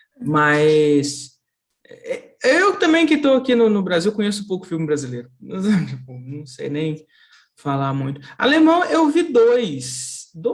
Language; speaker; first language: Portuguese; native; Portuguese